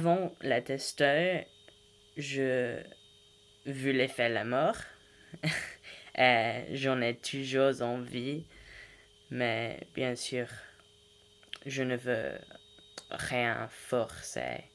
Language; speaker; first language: French; non-native, learner; English